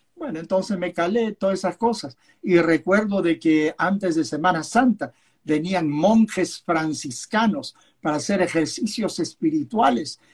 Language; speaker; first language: Spanish; non-native, local second language; Yiddish